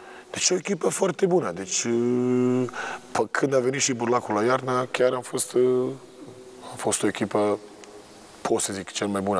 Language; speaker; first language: Romanian; non-native, fluent; Serbian